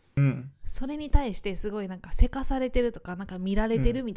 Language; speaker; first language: Japanese; native; Japanese